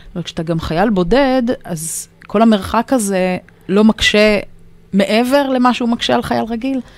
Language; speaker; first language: Hebrew; native; Hebrew